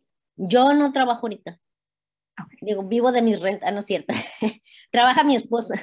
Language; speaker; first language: Spanish; native; Spanish